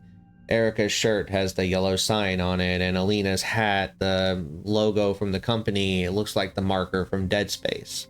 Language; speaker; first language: English; native; English